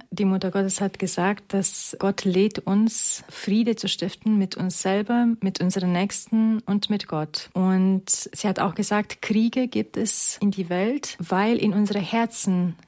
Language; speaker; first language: German; non-native, fluent; Romanian